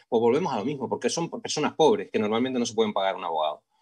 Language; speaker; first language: Spanish; native; Spanish